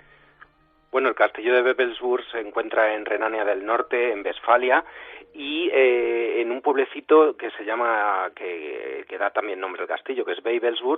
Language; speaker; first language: Spanish; native; Spanish